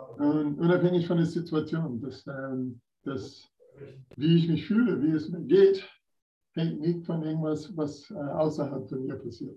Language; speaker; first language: German; non-native, fluent; English